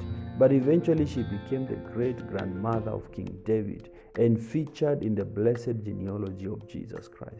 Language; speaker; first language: English; non-native, local second language; Kamba